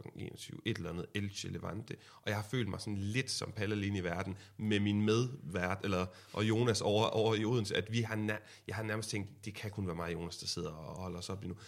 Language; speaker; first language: Danish; native; Danish